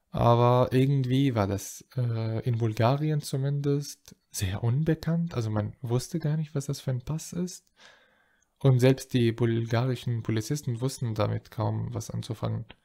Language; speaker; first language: German; non-native, fluent; Arabic